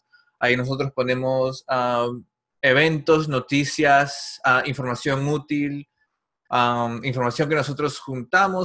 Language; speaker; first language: Spanish; non-native, fluent; English